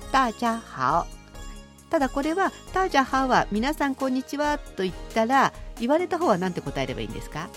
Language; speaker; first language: Japanese; native; Japanese